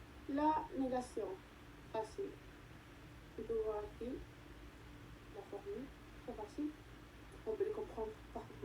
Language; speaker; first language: French; non-native, learner; Spanish